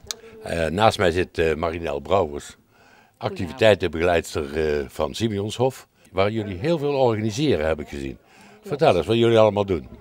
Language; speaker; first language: Dutch; native; Dutch